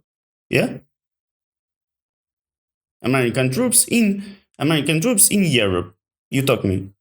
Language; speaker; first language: English; non-native, learner; Ukrainian